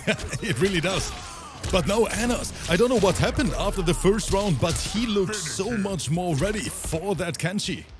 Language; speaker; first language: English; native; English